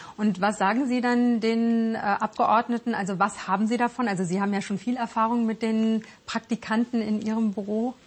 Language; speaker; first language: German; native; German